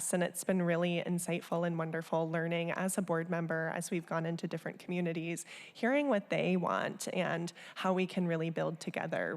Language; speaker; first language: English; native; English